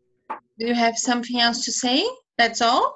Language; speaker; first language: English; non-native, fluent; Portuguese